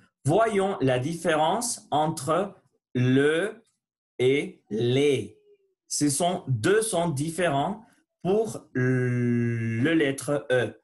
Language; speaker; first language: French; non-native, learner; Spanish